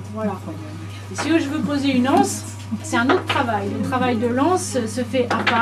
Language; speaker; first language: French; native; French